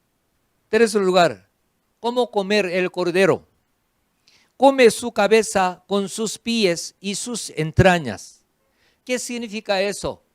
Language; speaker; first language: Spanish; non-native, fluent; Korean